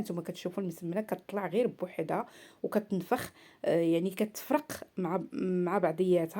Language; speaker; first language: Arabic; native; Arabic